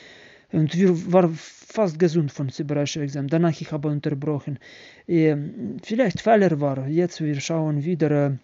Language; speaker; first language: German; non-native, learner; Ukrainian